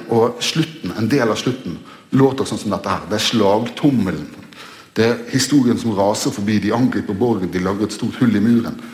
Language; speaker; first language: Norwegian; native; Norwegian